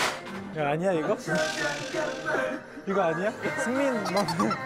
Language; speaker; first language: Korean; native; Korean